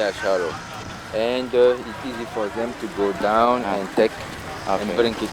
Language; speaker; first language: English; non-native, fluent; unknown